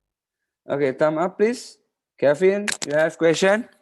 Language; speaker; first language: English; non-native, fluent; Indonesian